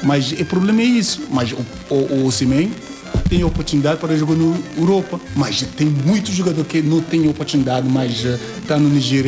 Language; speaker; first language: Portuguese; non-native, learner; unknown